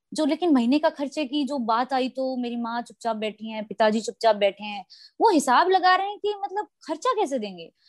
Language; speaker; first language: Hindi; native; Hindi